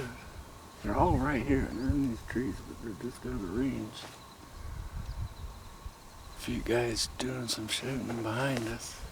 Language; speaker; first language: English; native; English